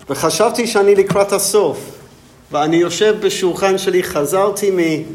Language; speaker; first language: Hebrew; non-native, fluent; English